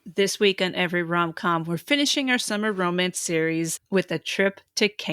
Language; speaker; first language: English; native; English